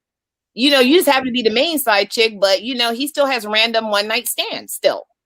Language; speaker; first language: English; native; English